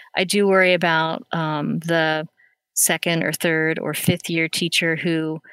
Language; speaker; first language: English; native; English